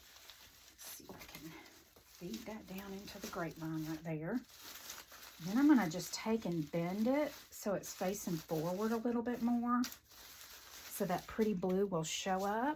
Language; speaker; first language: English; native; English